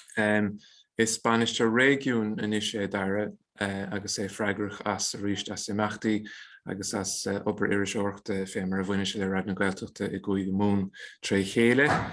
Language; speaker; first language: Irish; native; Irish